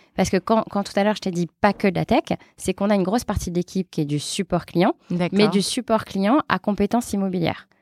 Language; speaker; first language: French; native; French